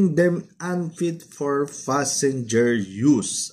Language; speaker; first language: English; non-native, local second language; Filipino